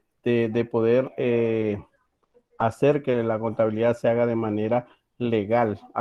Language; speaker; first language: Spanish; native; Spanish